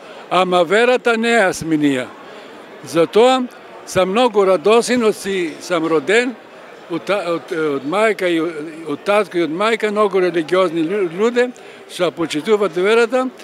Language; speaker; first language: Macedonian; early bilingual, heritage; Macedonian